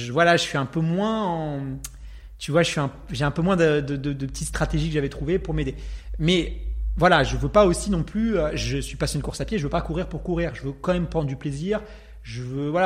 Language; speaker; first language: French; native; French